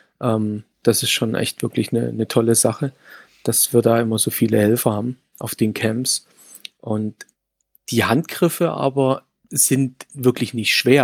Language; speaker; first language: German; native; German